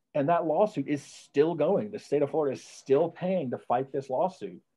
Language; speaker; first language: English; native; English